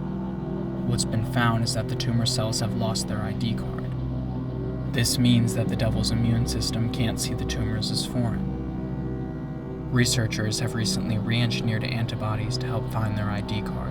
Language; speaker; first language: English; native; English